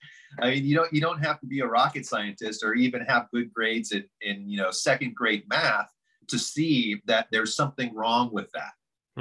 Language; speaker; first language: English; native; English